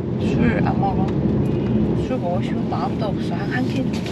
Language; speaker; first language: Korean; non-native, learner; Chinese